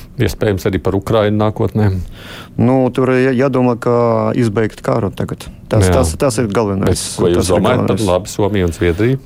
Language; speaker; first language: Latvian; non-native, local second language; Russian